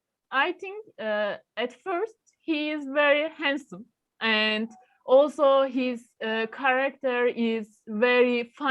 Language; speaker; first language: English; non-native, learner; Turkish